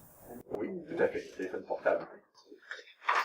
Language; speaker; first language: French; native; French